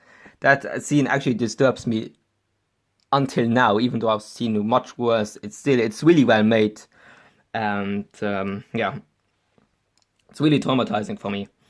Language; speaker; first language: English; non-native, fluent; German